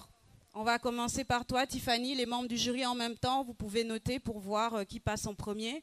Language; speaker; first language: French; non-native, local second language; Wolof